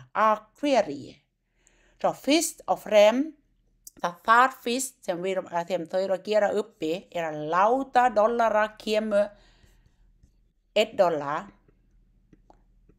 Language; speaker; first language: Icelandic; non-native, learner; Thai